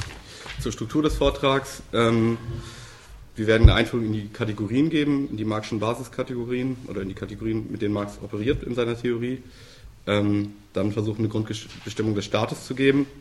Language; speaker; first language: German; native; German